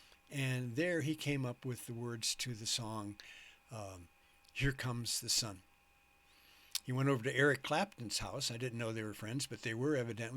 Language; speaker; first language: English; native; English